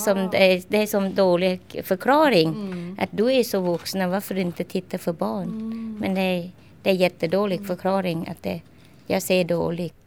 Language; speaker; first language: Swedish; non-native, learner; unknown